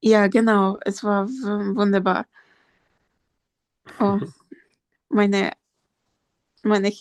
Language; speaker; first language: German; non-native, learner; Bulgarian